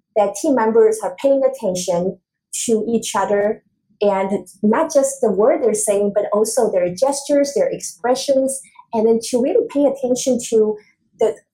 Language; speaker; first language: English; non-native, fluent; Chinese